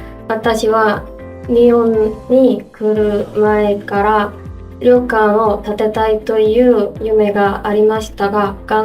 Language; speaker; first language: Japanese; non-native, fluent; Korean